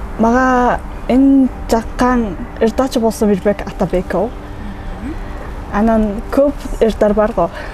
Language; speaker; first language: Kyrgyz; non-native, learner; Mongolian